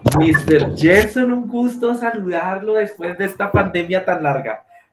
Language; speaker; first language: Spanish; native; Spanish